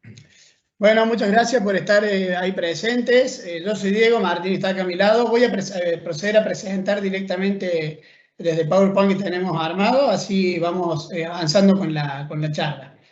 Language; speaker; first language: Spanish; native; Spanish